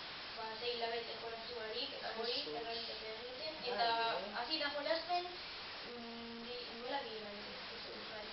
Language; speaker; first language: Basque; non-native, local second language; Spanish